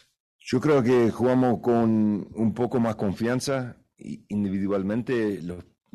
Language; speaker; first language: Spanish; early bilingual, heritage; Spanish